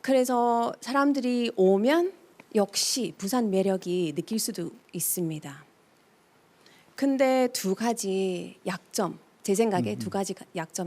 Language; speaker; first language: Korean; non-native, fluent; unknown